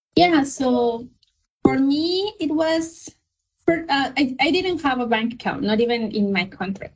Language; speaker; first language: English; non-native, fluent; Spanish